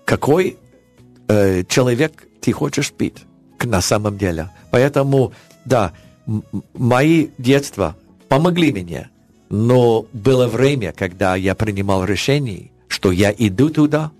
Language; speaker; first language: Russian; non-native, learner; English